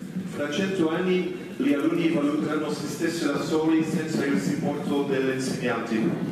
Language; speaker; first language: Italian; non-native, fluent; Dutch